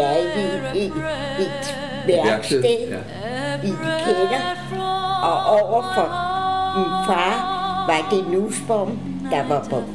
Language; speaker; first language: Danish; early bilingual, other home language; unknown